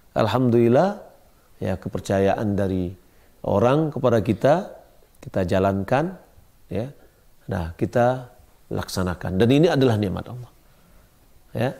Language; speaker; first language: Malay; non-native, local second language; Minangkabau